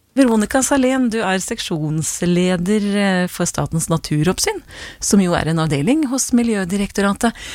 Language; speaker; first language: Norwegian; native; Norwegian